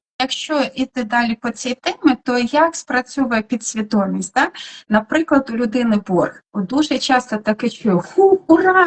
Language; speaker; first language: Ukrainian; non-native, local second language; Russian